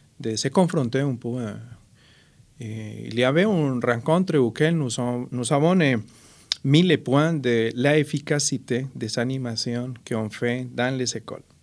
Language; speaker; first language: French; non-native, fluent; Spanish